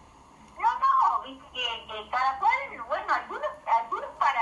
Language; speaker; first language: Spanish; native; Spanish